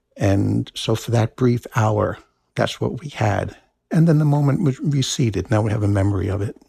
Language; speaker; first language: English; native; English